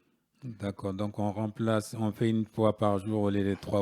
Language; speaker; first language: French; non-native, learner; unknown